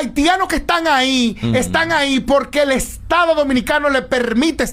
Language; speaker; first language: Spanish; native; Spanish